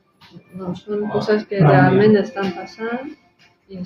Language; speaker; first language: Catalan; non-native, local second language; Spanish